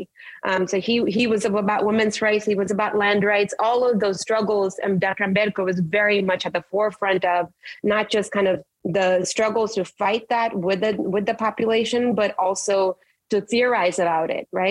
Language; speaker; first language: English; non-native, local second language; Marathi